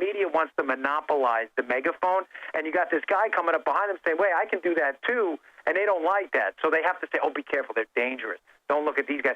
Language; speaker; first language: English; native; English